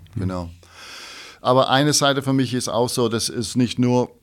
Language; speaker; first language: German; non-native, fluent; English